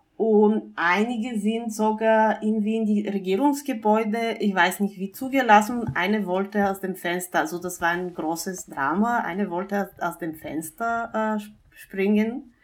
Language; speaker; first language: German; non-native, fluent; Bulgarian